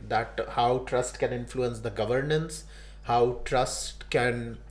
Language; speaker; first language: English; non-native, local second language; Gujarati